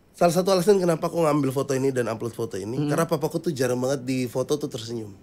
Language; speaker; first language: Indonesian; native; Indonesian